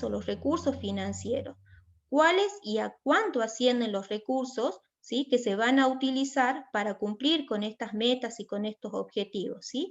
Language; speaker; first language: Spanish; native; Spanish